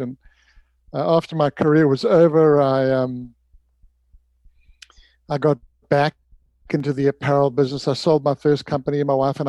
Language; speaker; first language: English; native; English